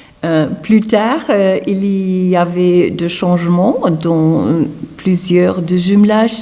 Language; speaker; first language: French; non-native, fluent; German